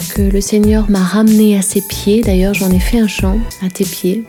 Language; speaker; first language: French; native; French